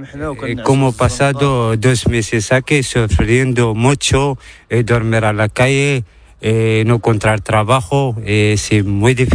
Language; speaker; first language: Spanish; non-native, learner; Arabic